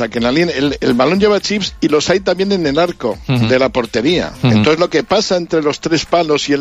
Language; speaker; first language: Spanish; native; Spanish